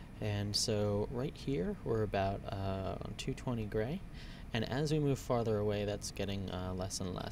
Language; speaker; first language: English; native; English